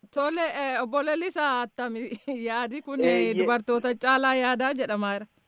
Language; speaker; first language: Oromo; native; Oromo